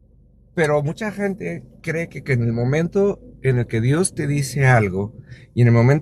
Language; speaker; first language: Spanish; native; Spanish